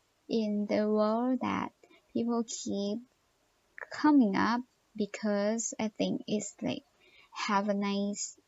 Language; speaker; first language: English; non-native, learner; Thai